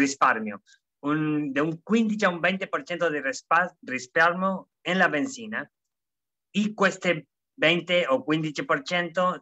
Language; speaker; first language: Italian; non-native, fluent; Spanish